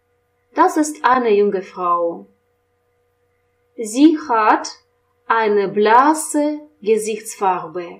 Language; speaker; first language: German; non-native, fluent; Russian